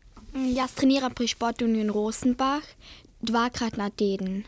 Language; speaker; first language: Slovenian; non-native, local second language; German